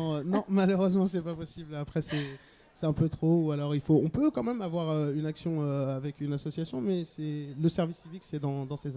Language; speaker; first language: French; native; French